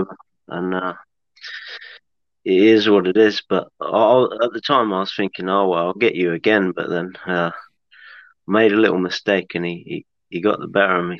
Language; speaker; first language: English; native; English